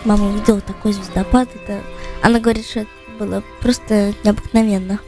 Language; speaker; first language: Russian; early bilingual, heritage; Russian